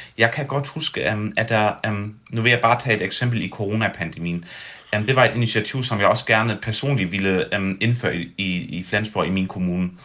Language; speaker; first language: Danish; early bilingual, heritage; Danish